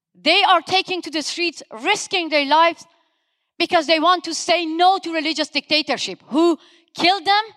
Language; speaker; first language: English; non-native, fluent; Persian